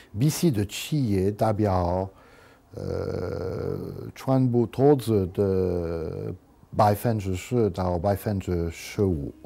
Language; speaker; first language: Chinese; non-native, fluent; French